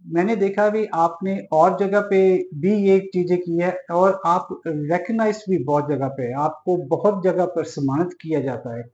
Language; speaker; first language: Hindi; non-native, local second language; Punjabi